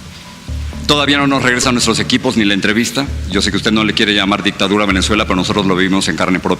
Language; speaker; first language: Spanish; native; Spanish